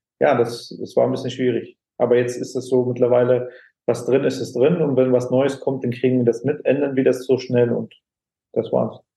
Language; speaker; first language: German; non-native, fluent; Aramaic